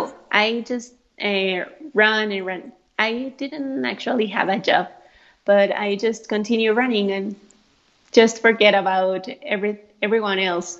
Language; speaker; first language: English; non-native, fluent; Spanish